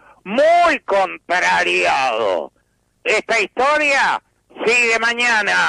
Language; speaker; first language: Spanish; native; Spanish